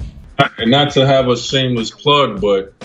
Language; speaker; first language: English; native; English